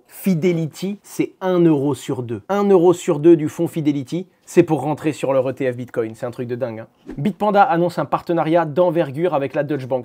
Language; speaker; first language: French; native; French